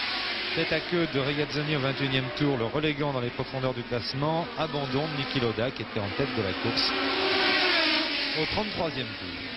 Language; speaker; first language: French; native; French